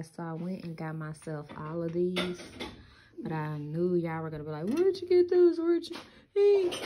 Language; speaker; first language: English; native; English